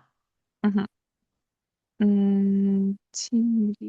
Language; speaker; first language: Chinese; non-native, learner; English